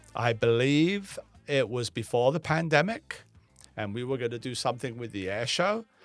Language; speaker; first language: English; native; English